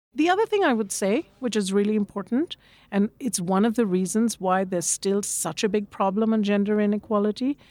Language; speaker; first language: English; non-native, local second language; Bangla